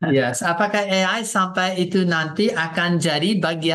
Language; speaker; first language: Indonesian; non-native, fluent; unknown